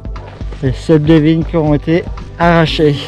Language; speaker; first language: French; native; French